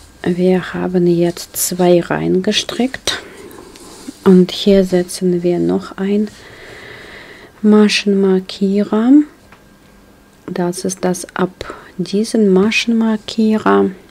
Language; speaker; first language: German; non-native, learner; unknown